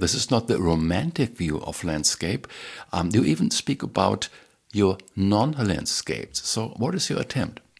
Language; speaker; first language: English; non-native, fluent; German